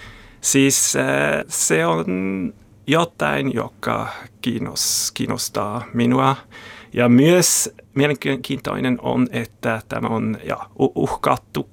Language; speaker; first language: Finnish; non-native, learner; German